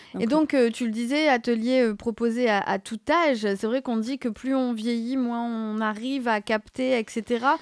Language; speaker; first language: French; native; French